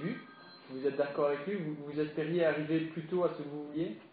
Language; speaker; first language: French; native; French